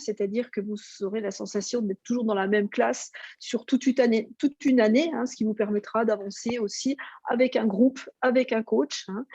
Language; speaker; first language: French; native; French